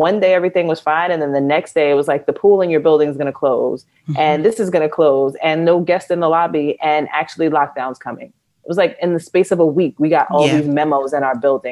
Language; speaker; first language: English; native; English